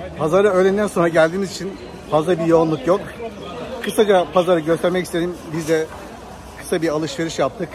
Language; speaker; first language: Turkish; early bilingual, heritage; Turkish